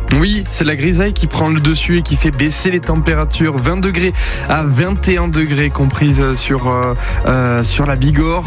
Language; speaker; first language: French; native; French